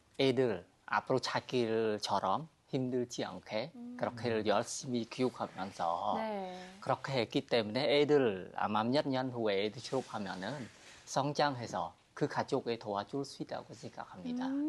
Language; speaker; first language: Korean; non-native, fluent; Khmer